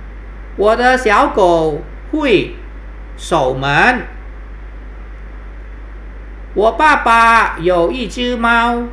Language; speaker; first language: Chinese; non-native, fluent; Thai